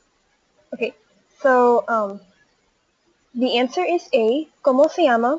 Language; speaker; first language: Spanish; non-native, learner; English